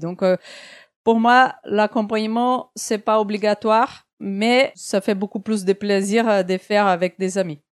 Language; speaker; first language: French; non-native, fluent; Portuguese